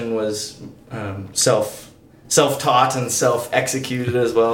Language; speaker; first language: English; native; English